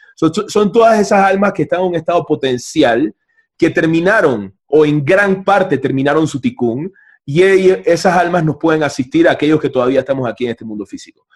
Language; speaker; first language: Spanish; native; Spanish